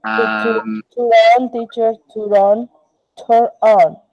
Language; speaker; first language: English; non-native, learner; Spanish